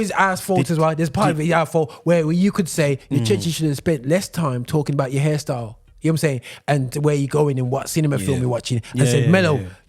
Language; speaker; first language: English; native; English